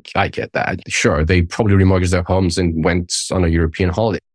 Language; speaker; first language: English; non-native, fluent; Persian